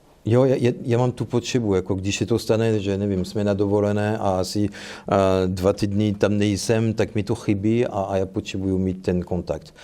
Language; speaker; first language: Czech; non-native, fluent; French